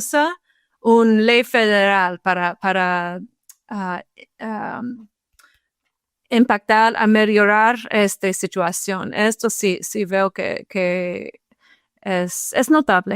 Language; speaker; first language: Spanish; non-native, fluent; English